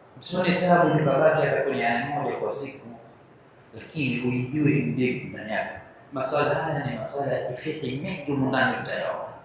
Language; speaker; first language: Swahili; native; Swahili